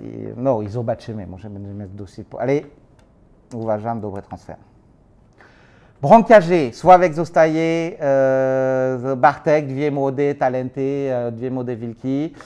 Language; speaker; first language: Polish; non-native, learner; French